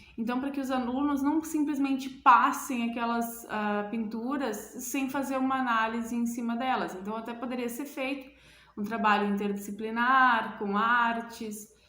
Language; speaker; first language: Portuguese; native; Portuguese